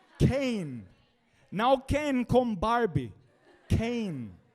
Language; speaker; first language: Portuguese; non-native, learner; English